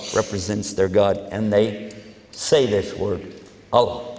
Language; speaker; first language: English; native; English